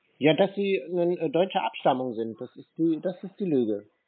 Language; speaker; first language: German; native; German